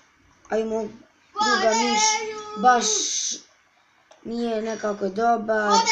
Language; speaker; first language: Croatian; early bilingual, heritage; Serbian